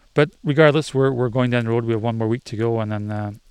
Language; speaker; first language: English; native; English